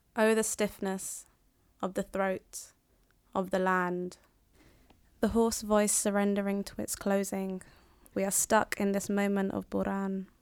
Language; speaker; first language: English; early bilingual, other home language; Somali